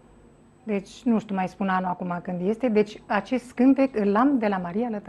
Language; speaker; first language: Romanian; native; Romanian